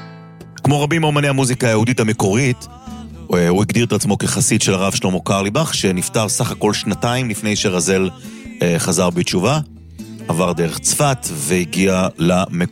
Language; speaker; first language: Hebrew; native; Hebrew